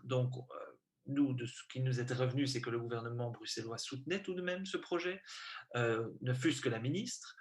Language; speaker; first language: French; native; French